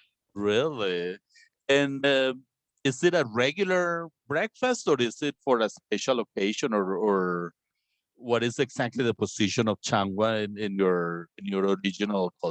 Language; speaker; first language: English; non-native, fluent; Spanish